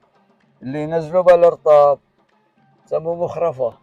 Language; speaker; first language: Arabic; native; Arabic